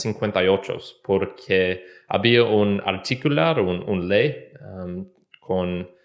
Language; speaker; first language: Spanish; non-native, learner; English